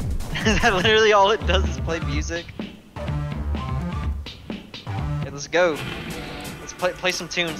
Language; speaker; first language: English; native; English